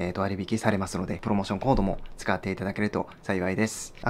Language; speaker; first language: Japanese; non-native, fluent; Korean